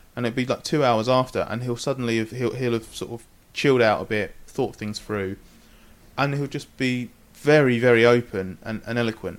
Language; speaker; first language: English; native; English